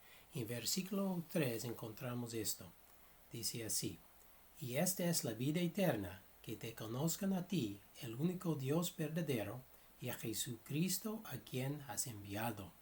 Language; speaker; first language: Spanish; non-native, fluent; English